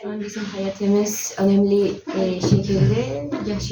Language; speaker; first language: Turkish; non-native, learner; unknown